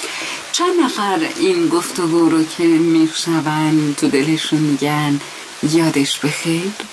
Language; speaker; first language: Persian; native; Persian